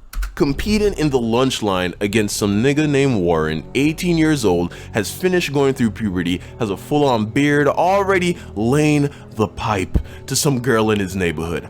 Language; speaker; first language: English; native; English